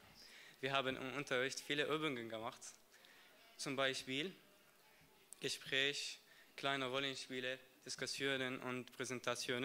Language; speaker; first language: German; non-native, learner; Arabic